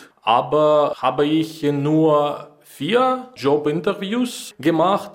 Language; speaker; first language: German; non-native, learner; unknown